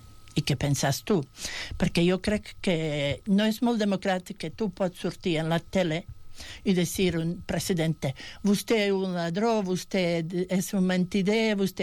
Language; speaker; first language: Catalan; non-native, fluent; Bosnian